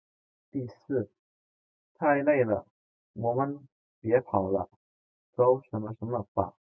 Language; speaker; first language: Chinese; non-native, fluent; Indonesian